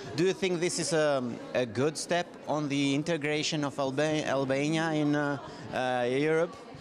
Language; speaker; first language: English; non-native, fluent; Albanian